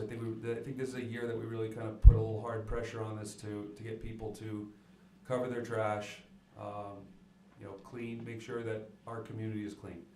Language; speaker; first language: English; native; English